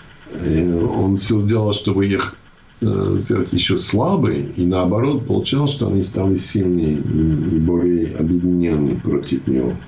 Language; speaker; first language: Russian; non-native, fluent; English